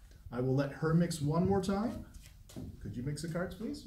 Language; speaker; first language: English; native; English